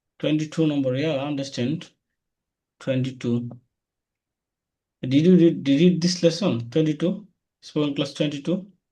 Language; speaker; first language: English; non-native, learner; Bangla